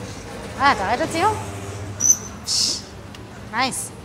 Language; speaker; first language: Hebrew; native; Hebrew